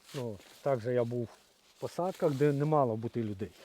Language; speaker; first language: Ukrainian; native; Ukrainian